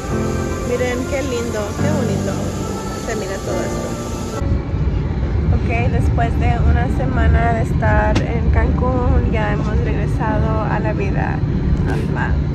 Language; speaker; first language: Spanish; early bilingual, heritage; Spanish